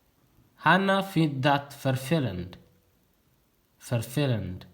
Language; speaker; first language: Dutch; non-native, learner; Tigrinya